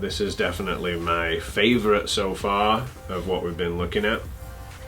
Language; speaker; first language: English; native; English